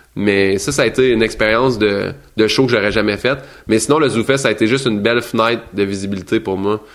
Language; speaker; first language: French; native; French